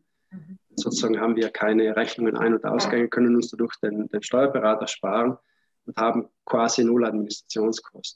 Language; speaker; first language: German; native; German